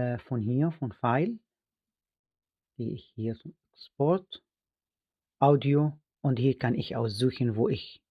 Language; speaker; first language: German; non-native, fluent; Arabic